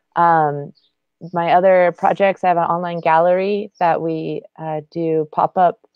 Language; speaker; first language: English; native; English